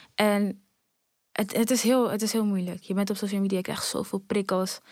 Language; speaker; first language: Dutch; native; Dutch